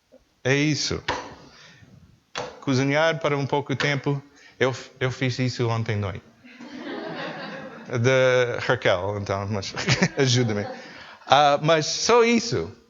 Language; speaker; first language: Portuguese; non-native, learner; English